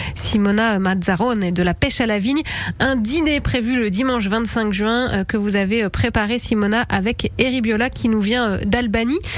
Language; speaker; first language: French; native; French